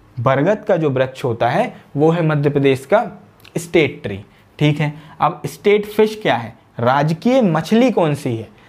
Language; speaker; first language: Hindi; native; Hindi